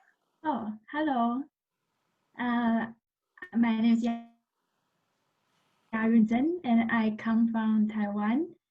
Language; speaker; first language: English; non-native, learner; Chinese